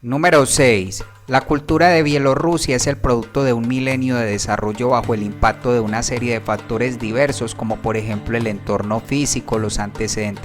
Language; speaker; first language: Spanish; native; Spanish